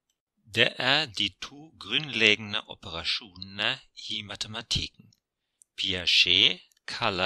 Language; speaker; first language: Norwegian; non-native, fluent; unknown